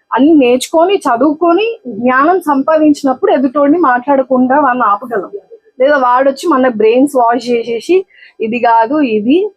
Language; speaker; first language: Telugu; native; Telugu